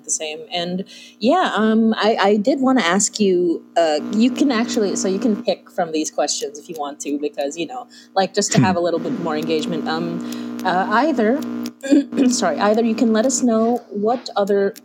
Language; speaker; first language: English; non-native, local second language; Filipino